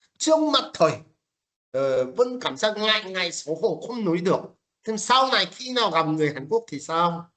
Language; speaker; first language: Vietnamese; non-native, fluent; Korean